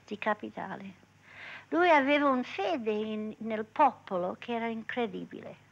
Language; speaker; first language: Italian; early bilingual, heritage; English